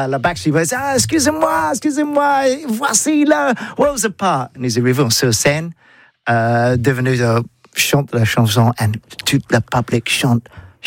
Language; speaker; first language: French; non-native, learner; English